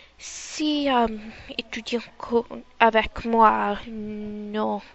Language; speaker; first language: French; non-native, learner; Italian